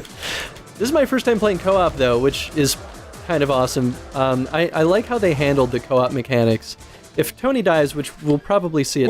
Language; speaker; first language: English; native; English